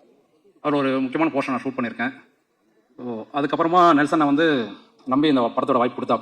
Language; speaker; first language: Tamil; native; Tamil